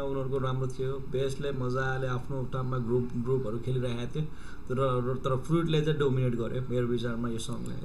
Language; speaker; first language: Nepali; native; Nepali